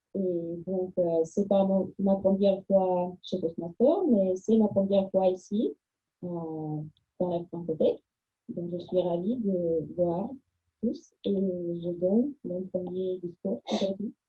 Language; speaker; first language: French; non-native, fluent; Russian